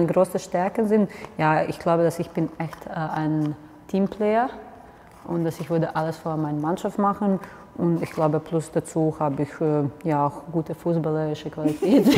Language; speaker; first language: German; non-native, fluent; Serbian